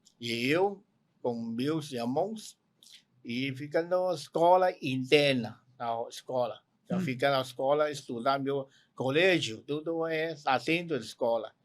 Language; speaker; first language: Portuguese; non-native, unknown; Cantonese